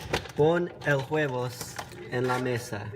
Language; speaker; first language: Spanish; non-native, learner; English